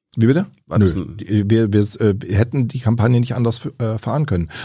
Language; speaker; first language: German; native; German